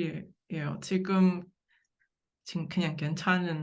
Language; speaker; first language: Korean; non-native, learner; English